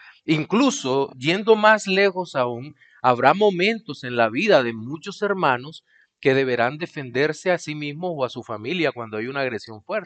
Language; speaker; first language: Spanish; native; Spanish